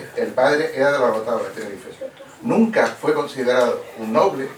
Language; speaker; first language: Spanish; native; Spanish